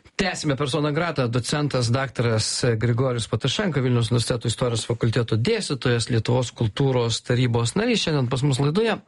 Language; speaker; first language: Lithuanian; native; Lithuanian